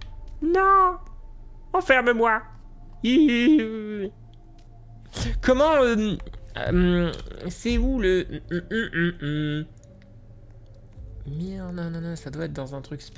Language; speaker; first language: French; native; French